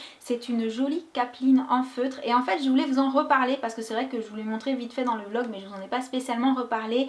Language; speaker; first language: French; native; French